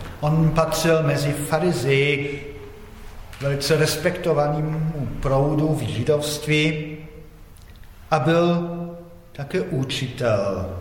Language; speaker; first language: Czech; non-native, fluent; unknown